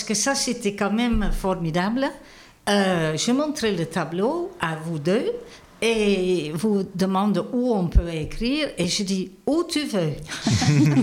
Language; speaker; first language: French; non-native, learner; Dutch